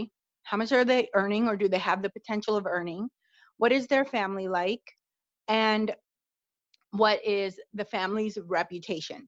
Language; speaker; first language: English; native; English